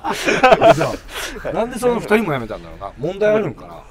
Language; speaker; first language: Japanese; native; Japanese